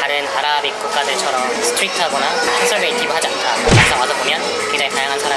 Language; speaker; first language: Korean; native; Korean